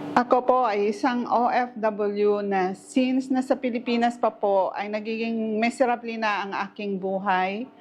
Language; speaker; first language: Filipino; non-native, local second language; Hiligaynon